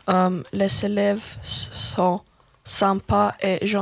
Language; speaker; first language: French; non-native, learner; Swedish